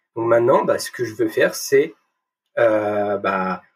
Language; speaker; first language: French; native; French